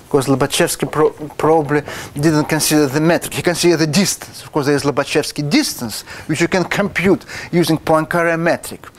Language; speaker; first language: English; non-native, fluent; Russian